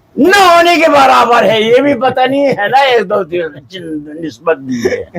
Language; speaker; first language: Urdu; non-native, local second language; Balti